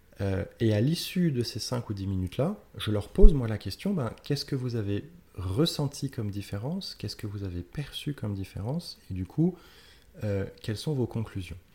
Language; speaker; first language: French; native; French